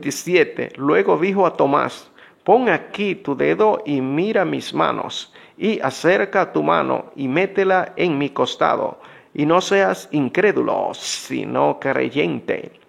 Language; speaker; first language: Spanish; native; Spanish